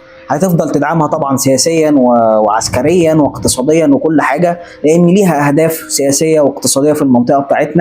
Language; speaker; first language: Arabic; native; Arabic